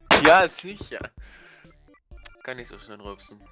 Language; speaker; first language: German; native; German